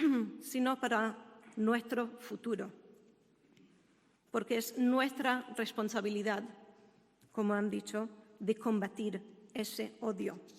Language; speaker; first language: Spanish; non-native, fluent; Hebrew